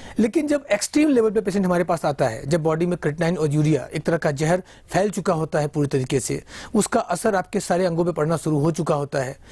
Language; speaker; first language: Hindi; native; Hindi